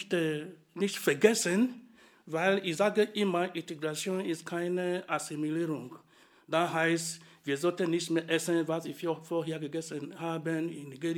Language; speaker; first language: German; non-native, fluent; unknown